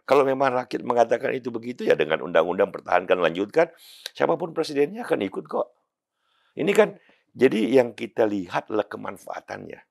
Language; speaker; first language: Indonesian; native; Indonesian